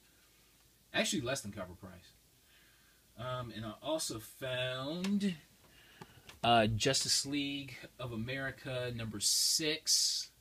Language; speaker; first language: English; native; English